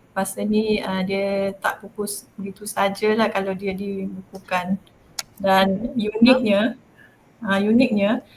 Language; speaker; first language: Malay; non-native, local second language; Māori